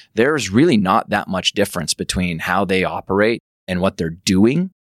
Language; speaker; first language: English; native; English